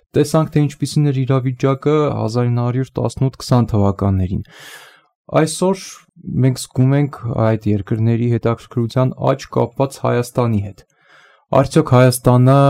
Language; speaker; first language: Armenian; native; Armenian